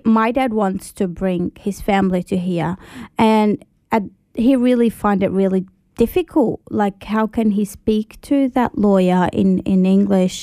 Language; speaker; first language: English; early bilingual, other home language; Arabic